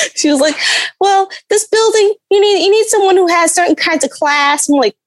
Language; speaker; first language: English; native; English